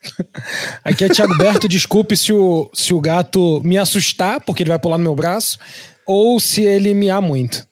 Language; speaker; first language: Portuguese; native; Portuguese